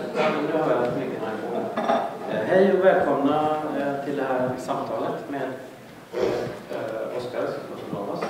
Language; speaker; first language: Swedish; native; Swedish